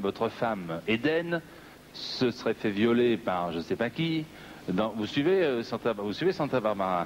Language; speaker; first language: French; native; French